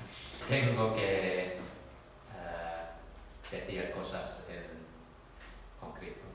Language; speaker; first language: Spanish; non-native, fluent; English